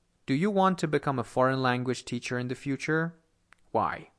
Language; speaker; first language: English; non-native, fluent; Persian